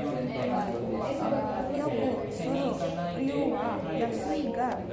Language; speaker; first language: Japanese; non-native, learner; Indonesian